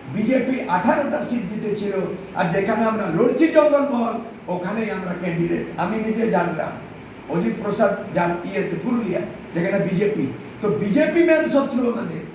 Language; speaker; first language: Bangla; non-native, local second language; Santali